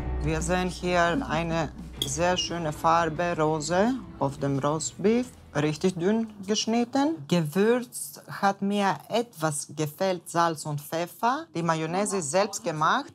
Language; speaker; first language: German; non-native, fluent; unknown